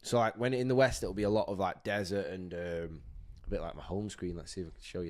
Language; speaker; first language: English; native; English